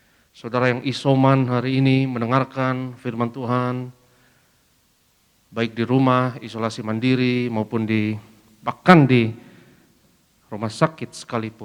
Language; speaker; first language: Indonesian; native; Indonesian